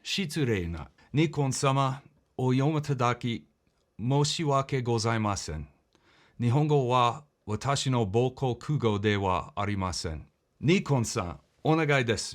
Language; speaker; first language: Japanese; non-native, learner; English